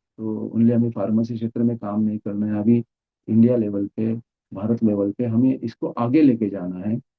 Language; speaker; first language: Hindi; non-native, local second language; Marathi